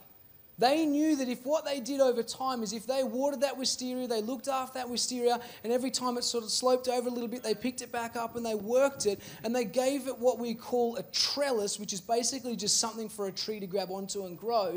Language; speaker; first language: English; native; English